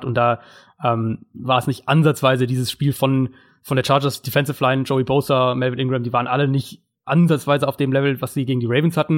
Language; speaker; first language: German; native; German